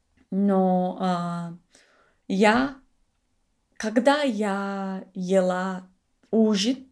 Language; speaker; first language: Russian; non-native, learner; English